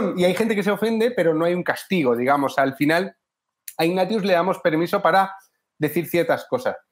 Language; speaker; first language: Spanish; native; Spanish